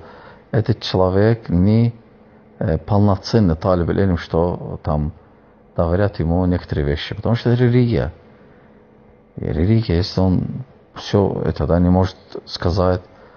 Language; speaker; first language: Russian; non-native, fluent; Azerbaijani